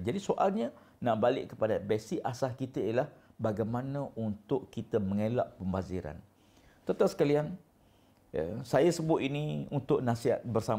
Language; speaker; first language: Malay; native; Malay